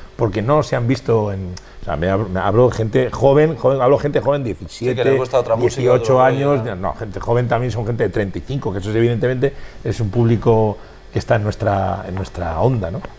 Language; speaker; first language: Spanish; native; Spanish